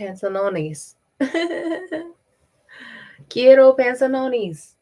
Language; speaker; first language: Spanish; non-native, learner; English